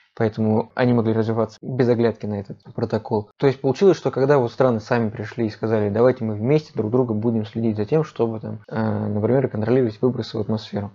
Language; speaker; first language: Russian; native; Russian